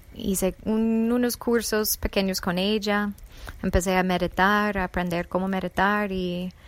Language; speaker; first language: Spanish; non-native, fluent; English